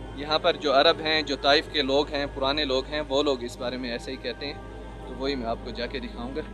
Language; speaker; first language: Urdu; native; Urdu